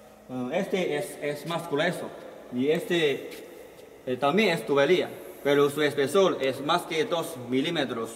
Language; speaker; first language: Spanish; non-native, learner; Chinese